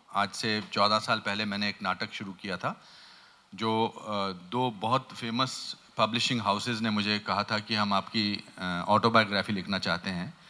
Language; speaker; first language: Hindi; native; Hindi